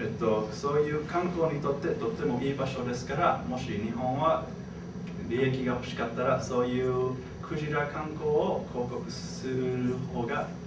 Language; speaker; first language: Japanese; non-native, fluent; English